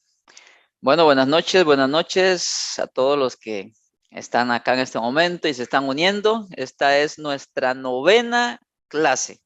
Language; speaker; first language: Spanish; native; Spanish